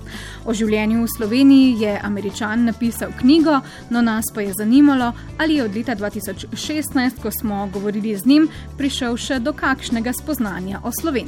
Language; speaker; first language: Slovenian; native; Slovenian